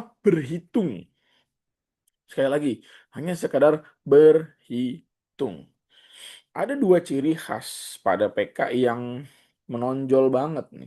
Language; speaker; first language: Indonesian; native; Indonesian